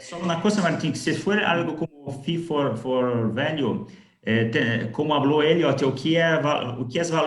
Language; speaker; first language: Spanish; non-native, learner; Portuguese